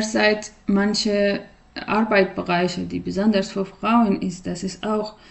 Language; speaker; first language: German; non-native, learner; Persian